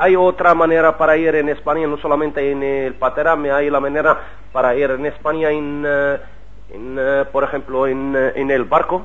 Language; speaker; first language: Spanish; non-native, learner; Arabic